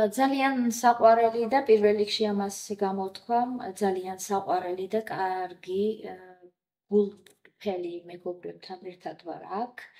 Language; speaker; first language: Georgian; non-native, local second language; Azerbaijani